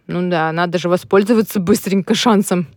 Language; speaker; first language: Russian; native; Russian